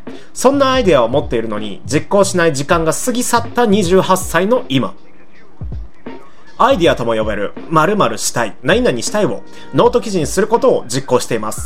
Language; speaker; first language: Japanese; native; Japanese